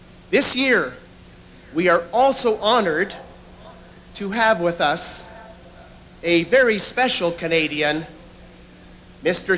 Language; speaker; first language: English; native; English